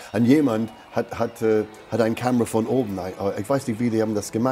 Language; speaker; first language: German; non-native, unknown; English